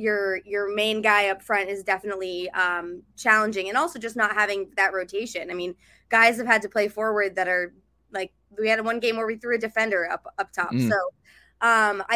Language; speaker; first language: English; native; English